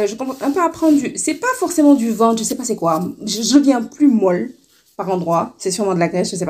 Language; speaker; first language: French; non-native, local second language; Wolof